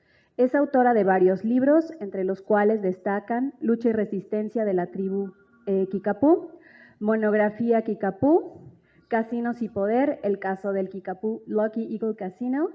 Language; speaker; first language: Spanish; native; Spanish